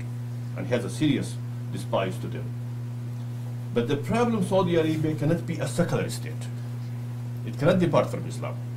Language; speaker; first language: English; non-native, fluent; Arabic